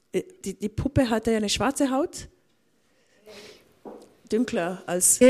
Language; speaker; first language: German; non-native, local second language; French